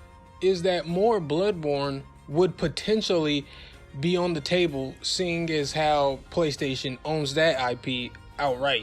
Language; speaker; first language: English; native; English